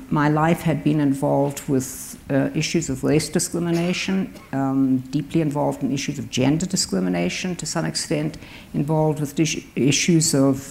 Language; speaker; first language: English; native; English